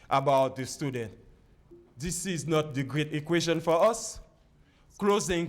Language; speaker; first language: English; non-native, fluent; Haitian Creole